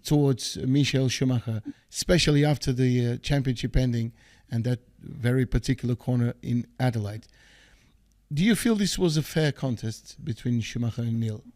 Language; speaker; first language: English; non-native, fluent; Portuguese